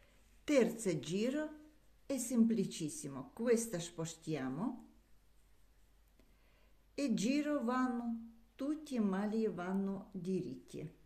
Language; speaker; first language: Italian; non-native, learner; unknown